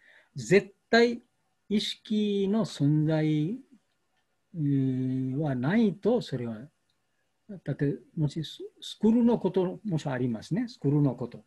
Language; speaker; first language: Japanese; non-native, fluent; Bangla